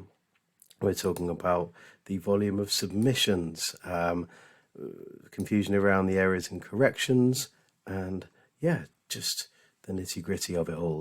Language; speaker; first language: English; native; English